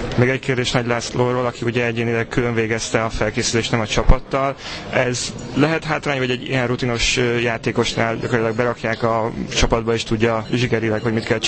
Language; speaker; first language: Hungarian; native; Hungarian